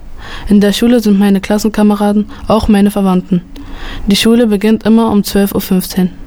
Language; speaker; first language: German; early bilingual, other home language; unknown